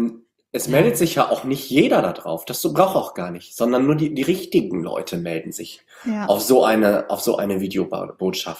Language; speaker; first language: German; native; German